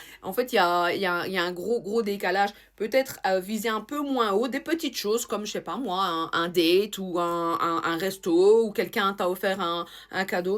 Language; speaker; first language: French; native; French